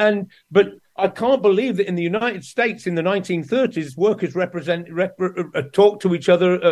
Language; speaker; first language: English; native; English